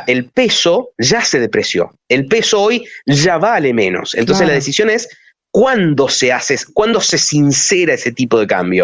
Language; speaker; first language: Spanish; native; Spanish